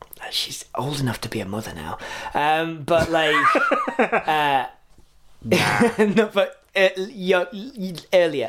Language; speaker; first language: English; native; English